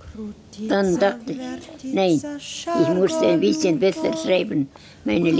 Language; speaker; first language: German; non-native, learner; Estonian